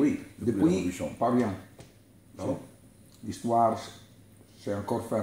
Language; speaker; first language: French; non-native, learner; Italian